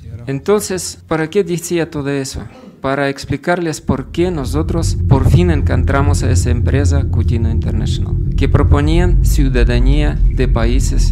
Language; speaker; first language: Spanish; non-native, fluent; Russian